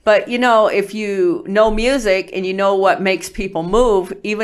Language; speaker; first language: English; native; English